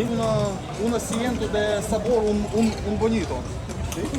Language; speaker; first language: Spanish; non-native, learner; Russian